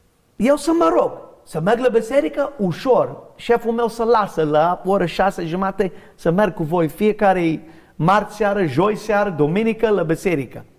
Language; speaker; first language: Romanian; non-native, fluent; English